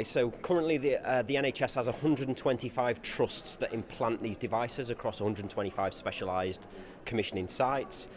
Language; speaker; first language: English; native; English